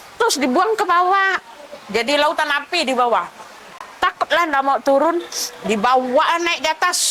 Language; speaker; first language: Indonesian; non-native, local second language; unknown